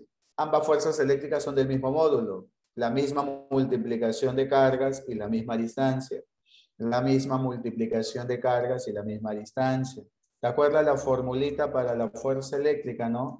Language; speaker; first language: Spanish; native; Spanish